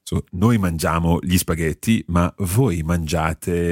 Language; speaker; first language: Italian; non-native, fluent; English